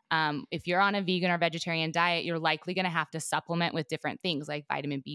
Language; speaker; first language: English; native; English